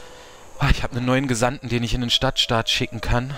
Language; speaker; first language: German; native; German